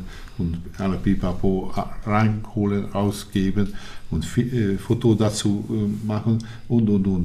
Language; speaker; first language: German; non-native, learner; Hungarian